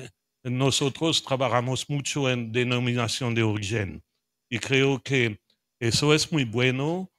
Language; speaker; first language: Spanish; non-native, learner; French